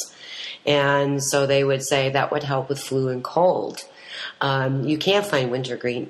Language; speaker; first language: English; native; English